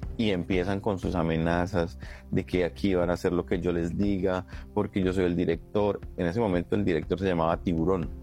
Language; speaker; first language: Spanish; native; Spanish